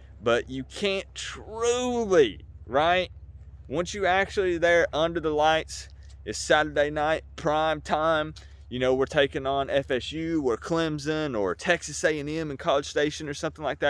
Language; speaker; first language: English; native; English